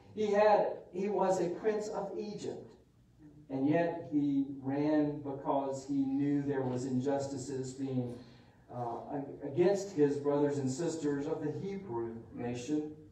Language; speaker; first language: English; native; English